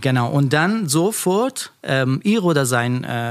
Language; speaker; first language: German; non-native, learner; Persian